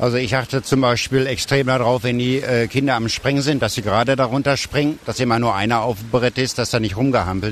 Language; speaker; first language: German; native; German